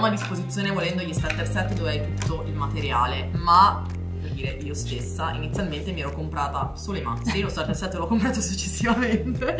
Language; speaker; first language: Italian; native; Italian